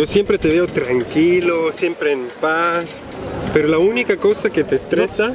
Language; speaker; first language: Spanish; native; Spanish